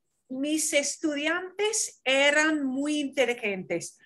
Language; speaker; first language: Spanish; non-native, fluent; English